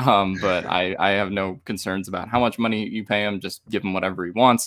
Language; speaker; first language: English; native; English